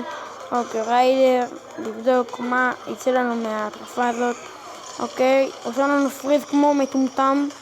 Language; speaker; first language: Hebrew; native; Hebrew